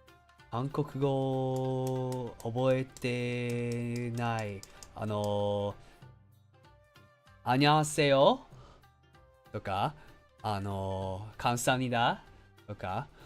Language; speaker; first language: Japanese; non-native, learner; English